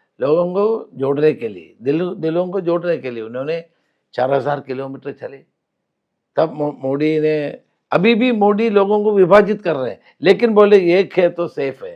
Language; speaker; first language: Hindi; non-native, local second language; Malayalam